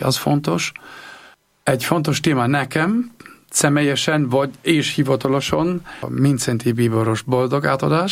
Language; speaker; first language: Hungarian; non-native, learner; German